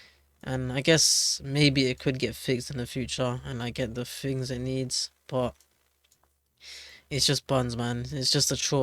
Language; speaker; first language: English; native; English